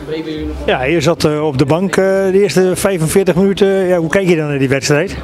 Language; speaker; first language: Dutch; native; Dutch